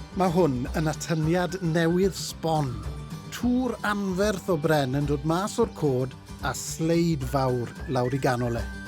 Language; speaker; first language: Welsh; native; Welsh